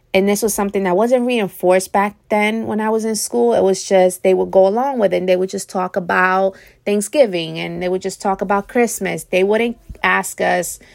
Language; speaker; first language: English; native; English